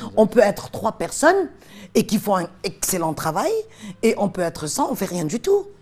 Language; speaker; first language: French; non-native, local second language; Arabic